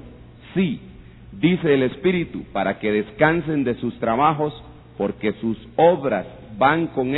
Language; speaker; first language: Spanish; native; Spanish